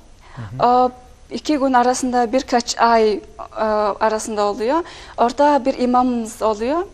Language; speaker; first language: Turkish; non-native, fluent; Mongolian